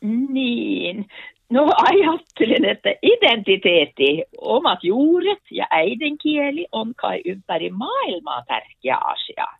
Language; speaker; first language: Finnish; non-native, fluent; Norwegian